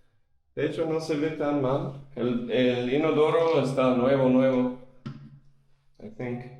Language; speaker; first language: Spanish; non-native, fluent; English